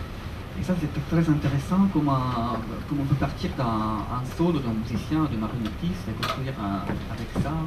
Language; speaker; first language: French; non-native, fluent; Italian